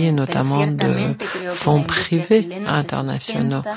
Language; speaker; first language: French; non-native, fluent; Spanish